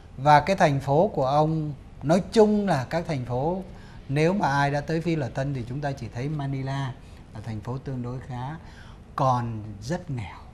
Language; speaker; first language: Vietnamese; native; Vietnamese